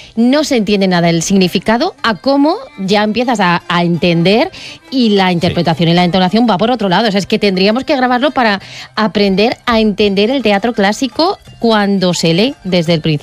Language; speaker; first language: Spanish; native; Spanish